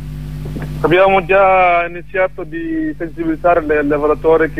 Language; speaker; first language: Italian; non-native, learner; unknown